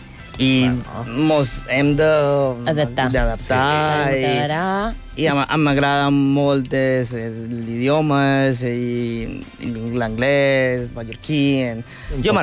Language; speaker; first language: Catalan; non-native, learner; Spanish